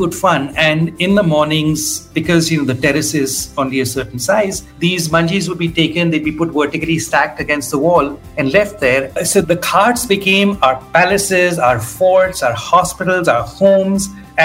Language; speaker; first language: English; non-native, local second language; Hindi